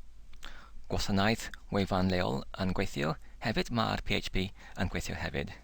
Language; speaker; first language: Welsh; non-native, learner; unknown